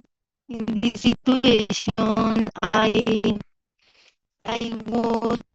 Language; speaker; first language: English; non-native, learner; Spanish